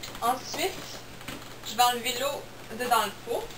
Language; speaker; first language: French; non-native, local second language; English